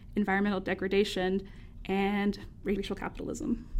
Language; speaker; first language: English; native; English